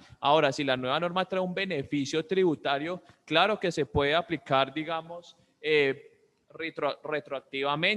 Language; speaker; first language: Spanish; native; Spanish